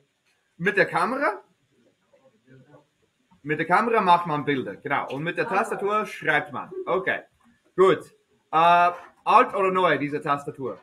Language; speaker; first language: German; non-native, fluent; English